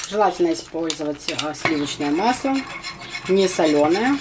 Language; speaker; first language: Russian; native; Russian